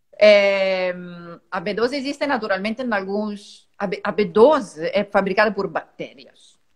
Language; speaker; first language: Portuguese; non-native, fluent; Italian